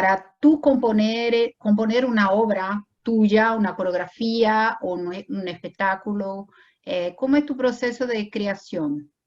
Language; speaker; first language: Spanish; non-native, fluent; Portuguese